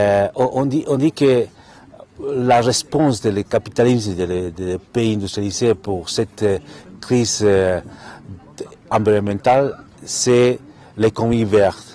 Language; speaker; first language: French; non-native, fluent; Spanish